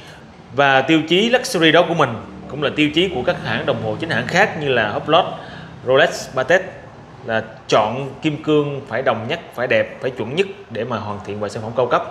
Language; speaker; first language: Vietnamese; native; Vietnamese